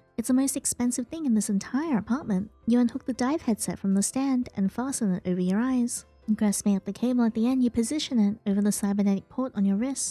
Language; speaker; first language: English; native; English